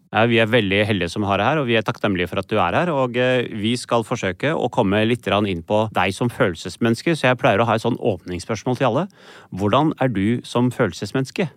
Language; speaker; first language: Norwegian; early bilingual, other home language; Urdu